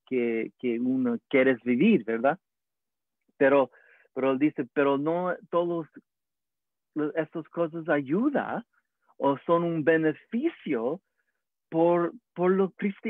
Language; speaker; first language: Spanish; early bilingual, heritage; English